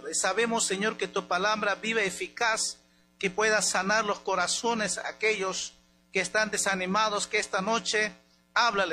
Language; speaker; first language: Spanish; native; Spanish